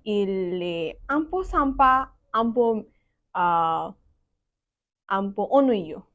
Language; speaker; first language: French; non-native, learner; Bangla